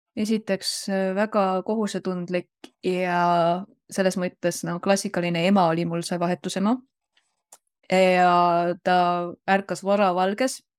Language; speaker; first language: Estonian; native; Estonian